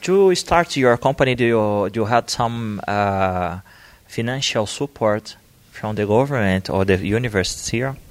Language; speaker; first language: English; non-native, learner; Portuguese